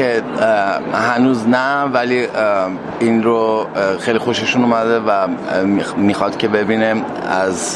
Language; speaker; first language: Russian; non-native, learner; Persian